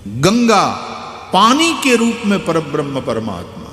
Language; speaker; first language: Hindi; non-native, local second language; Gujarati